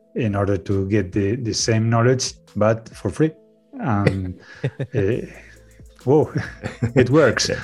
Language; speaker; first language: English; non-native, learner; Spanish